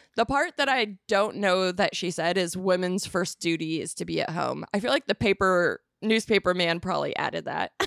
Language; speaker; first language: English; native; English